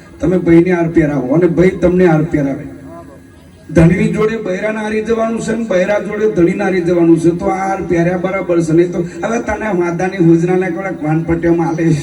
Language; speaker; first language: Gujarati; native; Gujarati